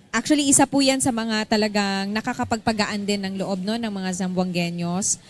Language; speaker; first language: Filipino; non-native, local second language; Chavacano